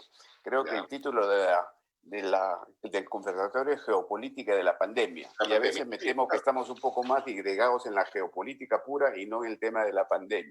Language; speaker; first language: Spanish; native; Spanish